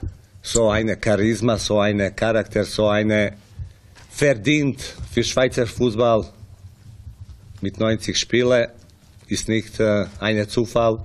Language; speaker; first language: German; non-native, fluent; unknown